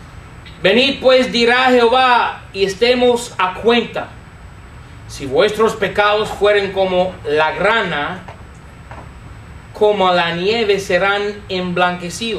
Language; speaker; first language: Spanish; non-native, fluent; English